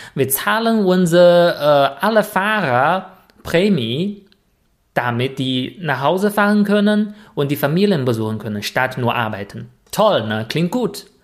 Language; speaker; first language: German; non-native, fluent; Chinese